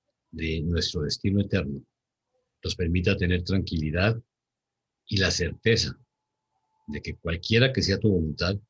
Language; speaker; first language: Spanish; native; Spanish